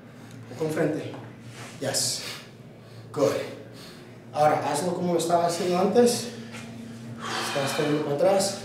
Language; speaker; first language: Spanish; early bilingual, heritage; Spanish